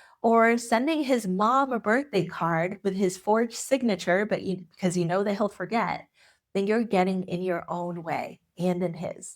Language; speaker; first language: English; native; English